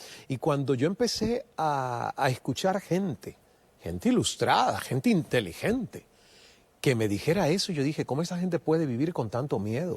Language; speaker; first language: Spanish; native; Spanish